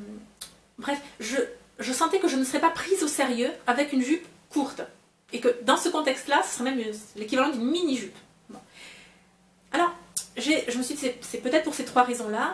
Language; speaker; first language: French; native; French